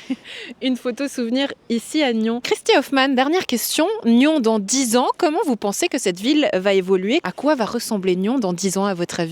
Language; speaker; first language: French; native; French